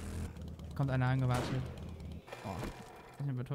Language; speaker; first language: German; native; German